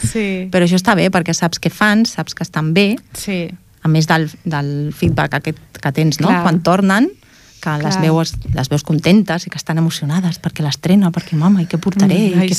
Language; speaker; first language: Catalan; native; Catalan